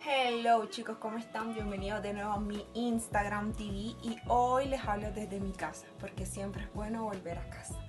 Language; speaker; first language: Spanish; native; Spanish